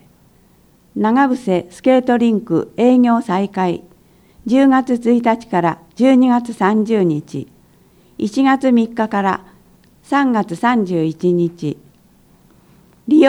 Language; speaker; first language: Japanese; native; Japanese